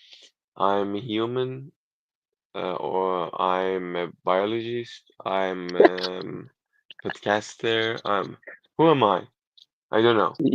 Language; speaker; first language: English; non-native, learner; Persian